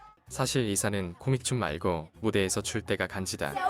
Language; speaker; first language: Korean; native; Korean